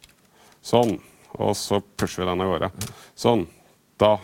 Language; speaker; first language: Norwegian; native; Norwegian